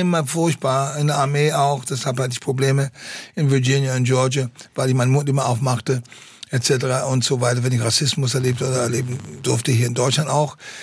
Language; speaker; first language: German; non-native, fluent; English